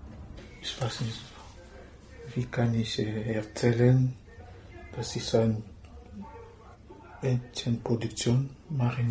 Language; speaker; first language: German; non-native, learner; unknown